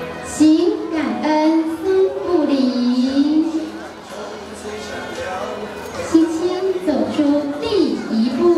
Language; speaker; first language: Chinese; native; Chinese